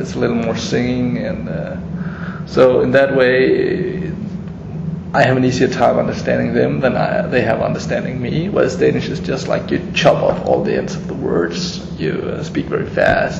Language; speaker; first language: English; non-native, fluent; Danish